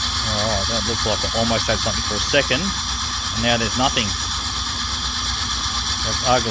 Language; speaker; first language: English; native; English